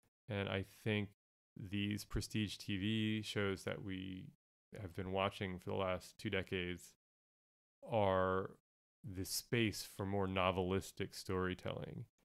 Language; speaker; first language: English; native; English